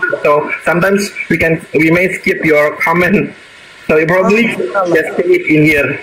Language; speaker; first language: English; non-native, learner; Indonesian